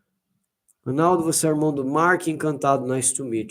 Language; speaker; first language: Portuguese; native; Portuguese